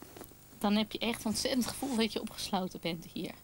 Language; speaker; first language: Dutch; native; Dutch